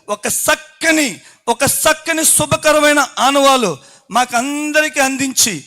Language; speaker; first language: Telugu; native; Telugu